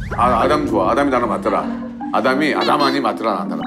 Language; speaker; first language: Korean; native; Korean